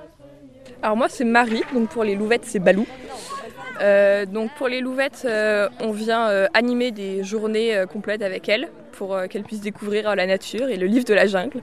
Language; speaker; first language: French; native; French